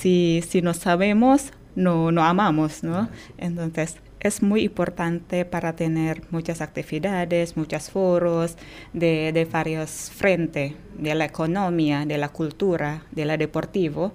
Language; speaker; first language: Spanish; non-native, fluent; Indonesian